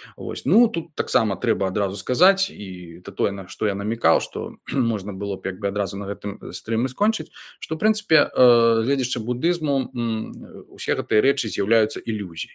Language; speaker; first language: Belarusian; non-native, local second language; Russian